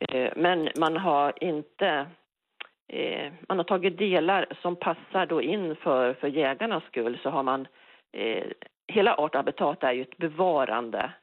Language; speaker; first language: Swedish; native; Swedish